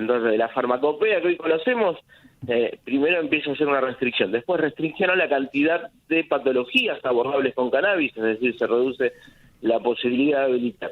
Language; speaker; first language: Spanish; native; Spanish